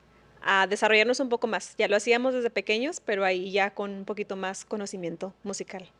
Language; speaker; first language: Spanish; native; Spanish